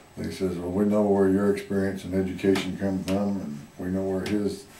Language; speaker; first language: English; native; English